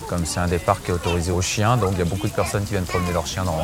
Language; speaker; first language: French; native; French